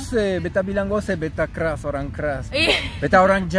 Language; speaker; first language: Indonesian; non-native, fluent; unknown